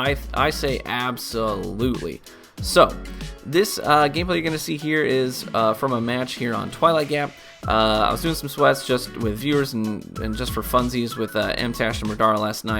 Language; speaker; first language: English; native; English